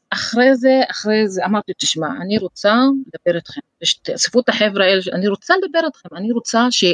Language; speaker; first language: Hebrew; non-native, local second language; Arabic